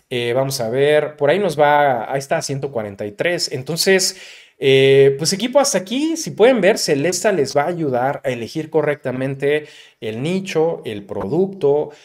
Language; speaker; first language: Spanish; native; Spanish